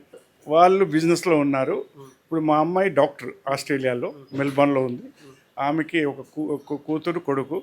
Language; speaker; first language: Telugu; native; Telugu